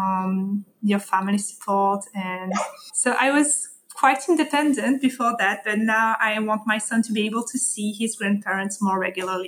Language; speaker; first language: English; non-native, fluent; French